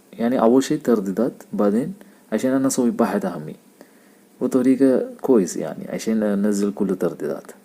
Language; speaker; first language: Arabic; non-native, learner; Malayalam